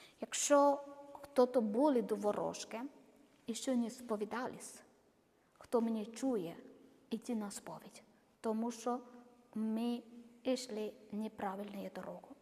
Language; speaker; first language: Ukrainian; non-native, learner; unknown